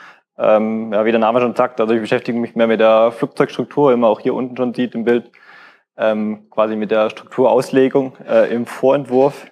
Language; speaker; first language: German; native; German